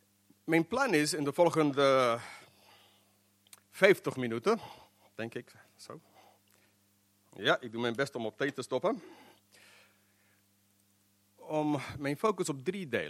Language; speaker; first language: Dutch; non-native, fluent; English